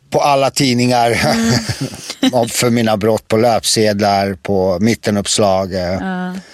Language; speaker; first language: Swedish; early bilingual, other home language; Bosnian